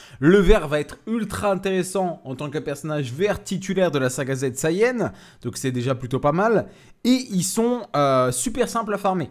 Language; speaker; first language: French; native; French